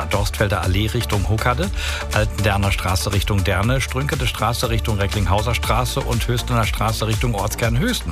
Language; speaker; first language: German; native; German